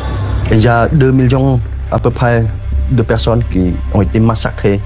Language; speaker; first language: French; non-native, fluent; Khmer